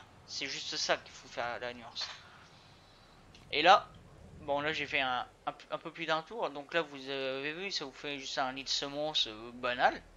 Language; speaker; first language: French; native; French